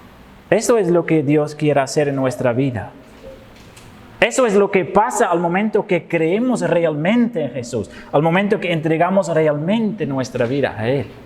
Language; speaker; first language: Spanish; non-native, fluent; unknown